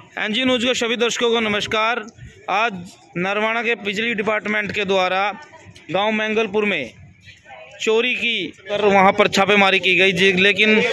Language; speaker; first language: Hindi; native; Hindi